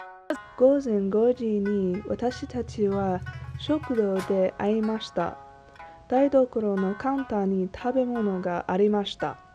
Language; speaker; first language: Japanese; non-native, learner; English